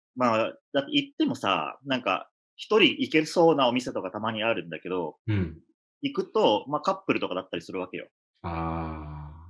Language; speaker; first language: Japanese; early bilingual, other home language; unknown